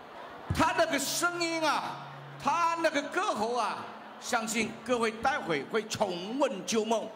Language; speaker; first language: Chinese; early bilingual, heritage; Chinese